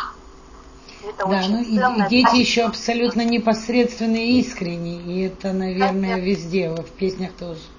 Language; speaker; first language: Russian; native; Russian